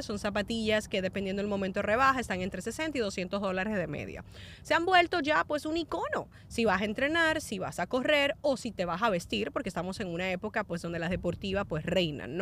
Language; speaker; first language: Spanish; native; Spanish